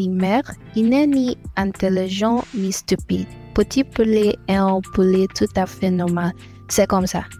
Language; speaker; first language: French; non-native, fluent; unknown